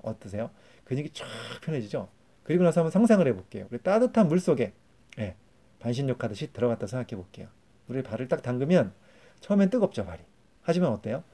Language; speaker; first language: Korean; native; Korean